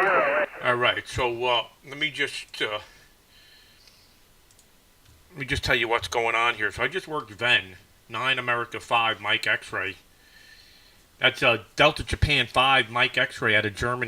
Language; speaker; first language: English; native; English